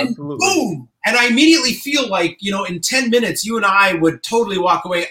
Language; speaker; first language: English; native; English